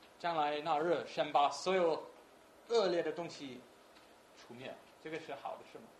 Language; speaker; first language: Chinese; non-native, fluent; English